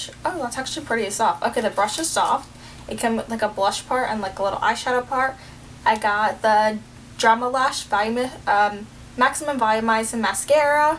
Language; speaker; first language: English; native; English